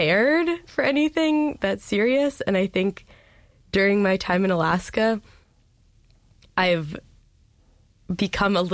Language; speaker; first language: English; native; English